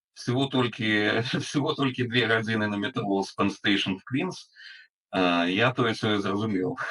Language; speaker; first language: Belarusian; non-native, local second language; Russian